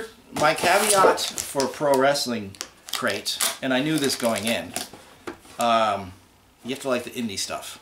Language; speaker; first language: English; native; English